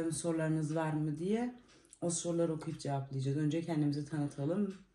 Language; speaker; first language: Turkish; early bilingual, heritage; Turkish